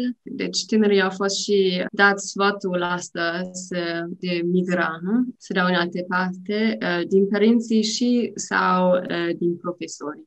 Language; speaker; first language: Romanian; non-native, learner; German